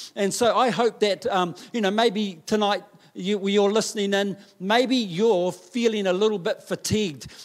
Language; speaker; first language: English; native; English